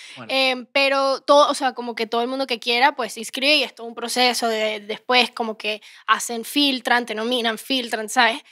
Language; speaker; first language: Spanish; native; Spanish